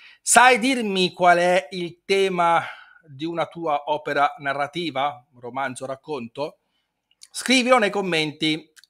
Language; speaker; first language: Italian; native; Italian